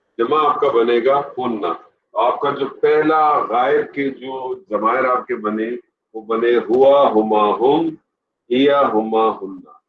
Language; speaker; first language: Urdu; native; Urdu